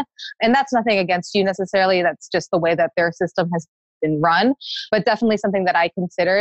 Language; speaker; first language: English; native; English